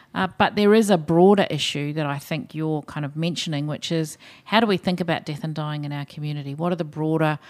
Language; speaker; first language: English; native; English